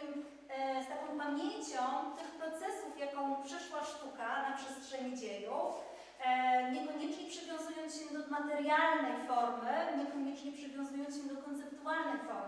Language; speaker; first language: Polish; native; Polish